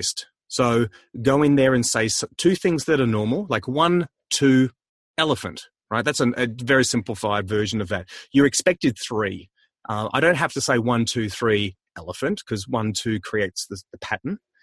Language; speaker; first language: English; native; English